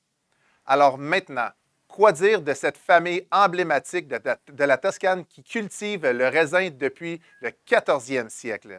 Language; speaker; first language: French; native; French